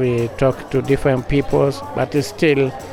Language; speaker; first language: English; non-native, local second language; Masai